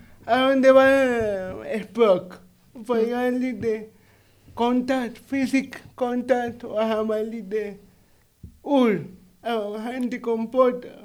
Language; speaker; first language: Swedish; non-native, learner; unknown